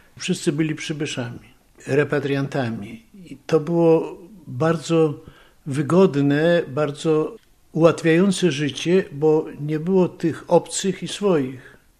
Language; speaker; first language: Polish; early bilingual, other home language; Russian